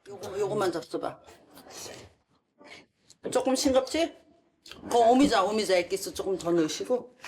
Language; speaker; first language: Korean; native; Korean